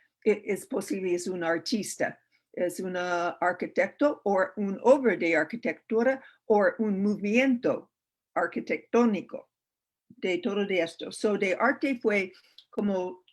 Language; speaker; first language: Spanish; non-native, learner; English